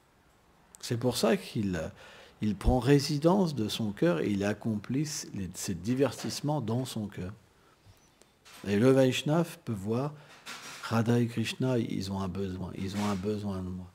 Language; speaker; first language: French; native; French